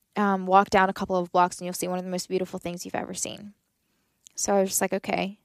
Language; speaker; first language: English; native; English